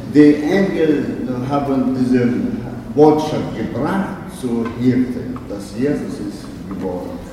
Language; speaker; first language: German; non-native, learner; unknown